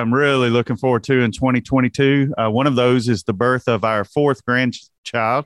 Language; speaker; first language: English; native; English